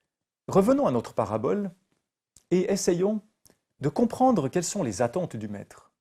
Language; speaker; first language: French; native; French